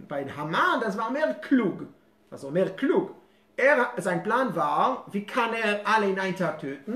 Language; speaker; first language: German; non-native, fluent; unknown